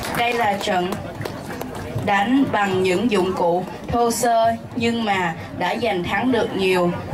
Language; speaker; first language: Vietnamese; early bilingual, heritage; Vietnamese